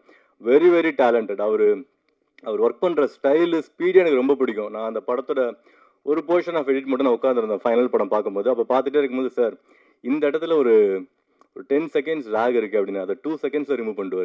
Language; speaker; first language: Tamil; native; Tamil